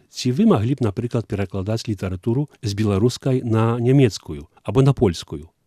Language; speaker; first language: Belarusian; early bilingual, heritage; Belarusian